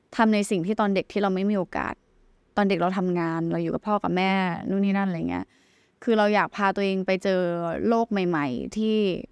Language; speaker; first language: Thai; native; Thai